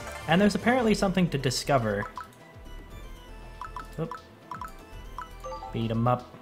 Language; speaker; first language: English; native; English